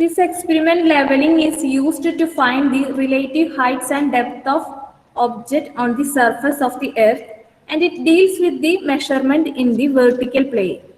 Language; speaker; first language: English; non-native, local second language; Malayalam